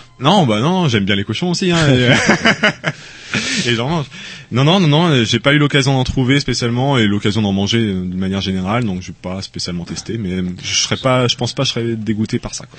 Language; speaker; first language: French; native; French